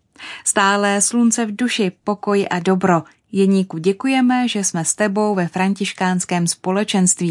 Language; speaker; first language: Czech; native; Czech